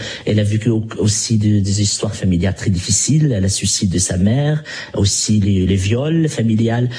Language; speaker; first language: French; non-native, local second language; Arabic